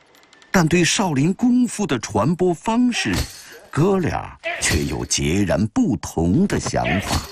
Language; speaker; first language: Chinese; native; Chinese